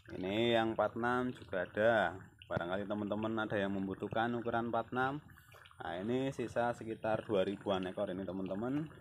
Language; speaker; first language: Indonesian; non-native, local second language; Javanese